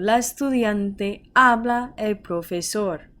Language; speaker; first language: Spanish; non-native, fluent; English